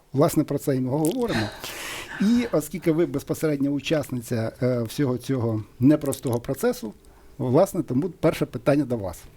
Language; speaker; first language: Ukrainian; native; Ukrainian